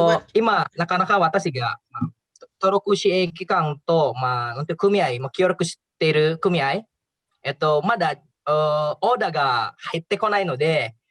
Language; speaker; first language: Japanese; non-native, learner; Indonesian